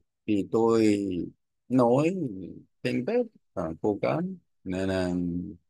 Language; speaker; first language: Vietnamese; non-native, learner; Korean